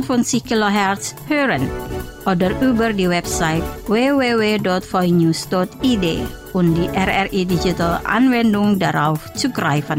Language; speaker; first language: German; non-native, fluent; Indonesian